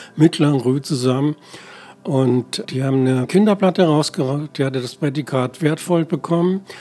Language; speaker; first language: German; native; German